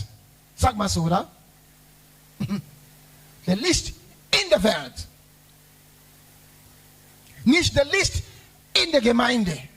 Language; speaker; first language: German; non-native, learner; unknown